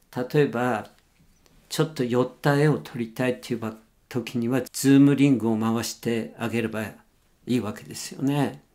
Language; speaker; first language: Japanese; native; Japanese